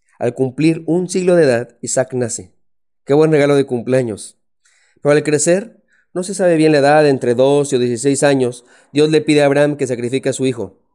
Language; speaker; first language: Spanish; native; Spanish